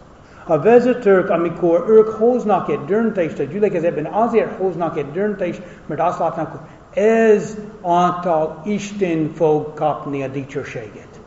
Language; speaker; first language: Hungarian; non-native, fluent; English